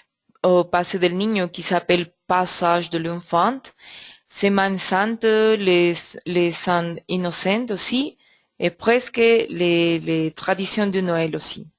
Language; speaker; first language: French; non-native, learner; Spanish